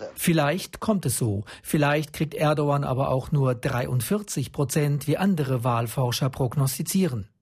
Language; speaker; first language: German; native; German